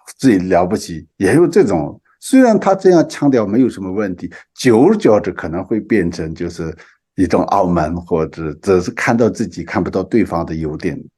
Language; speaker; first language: Chinese; non-native, local second language; Tibetan